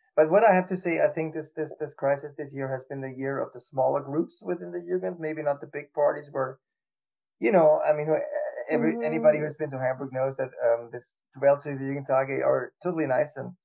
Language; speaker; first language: English; non-native, fluent; German